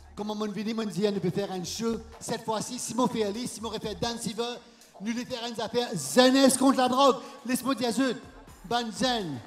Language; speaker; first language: French; non-native, local second language; Morisyen